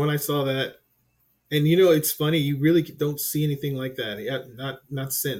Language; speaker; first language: English; native; English